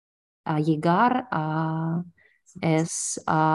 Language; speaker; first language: Spanish; non-native, learner; English